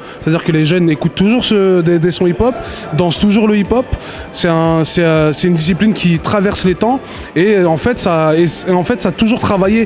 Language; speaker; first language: French; early bilingual, other home language; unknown